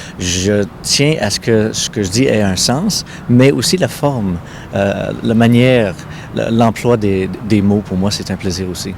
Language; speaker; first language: French; non-native, local second language; English